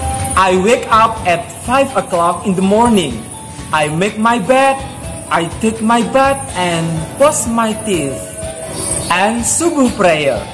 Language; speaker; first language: English; non-native, fluent; Indonesian